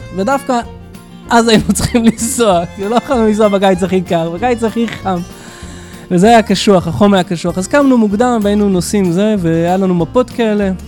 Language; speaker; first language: Hebrew; early bilingual, other home language; English